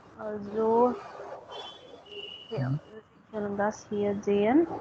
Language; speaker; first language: German; non-native, fluent; Hindi